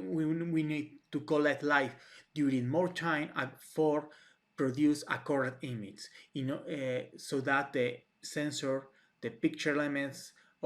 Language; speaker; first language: English; non-native, fluent; Spanish